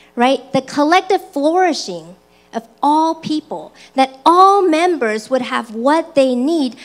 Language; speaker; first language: English; early bilingual, other home language; Chinese